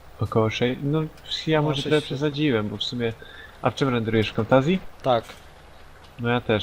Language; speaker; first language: Polish; native; Polish